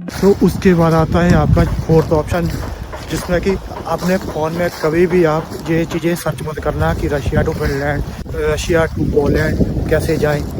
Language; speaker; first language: Hindi; non-native, local second language; Punjabi